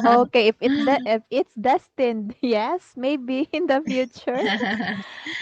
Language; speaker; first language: English; non-native, fluent; Filipino